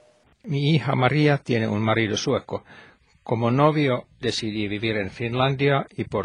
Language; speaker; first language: Spanish; non-native, fluent; Finnish